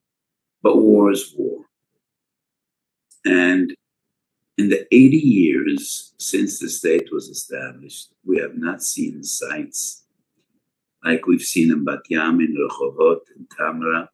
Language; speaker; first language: English; non-native, fluent; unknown